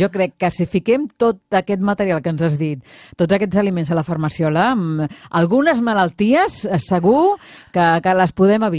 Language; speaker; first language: Catalan; native; Catalan